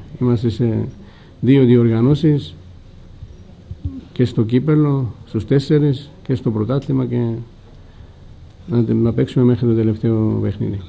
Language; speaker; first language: Greek; non-native, fluent; Georgian